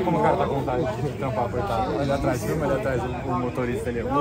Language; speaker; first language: Portuguese; native; Portuguese